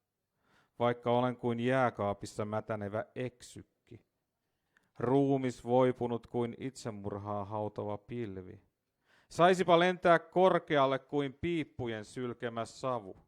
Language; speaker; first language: Finnish; native; Finnish